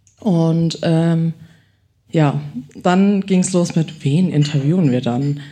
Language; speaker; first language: German; early bilingual, other home language; Chinese